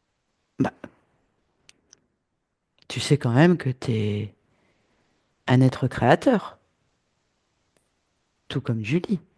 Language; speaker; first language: French; native; French